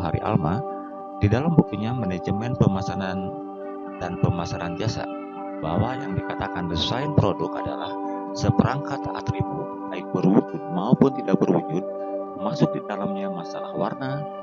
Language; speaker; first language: Indonesian; native; Indonesian